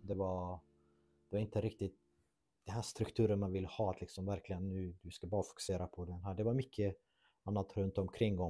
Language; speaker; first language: Swedish; non-native, fluent; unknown